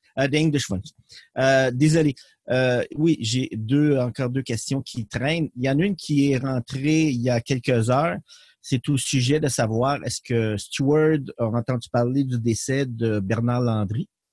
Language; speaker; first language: French; native; French